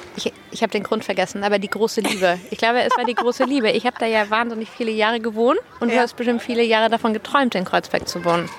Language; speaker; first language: German; native; German